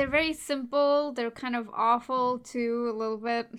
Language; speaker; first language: English; native; English